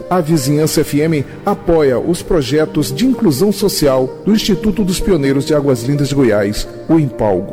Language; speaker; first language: Portuguese; native; Portuguese